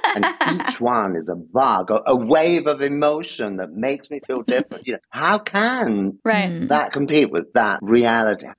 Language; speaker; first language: English; native; English